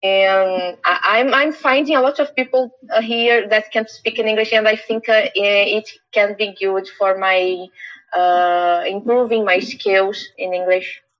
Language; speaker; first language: English; non-native, learner; Portuguese